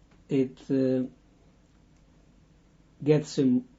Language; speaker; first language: English; non-native, fluent; Dutch